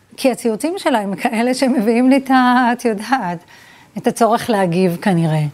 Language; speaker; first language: Hebrew; early bilingual, other home language; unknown